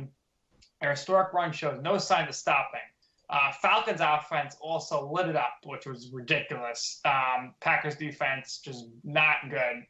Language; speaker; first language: English; native; English